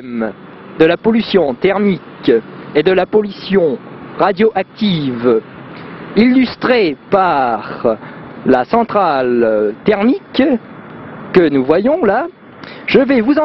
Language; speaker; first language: French; native; French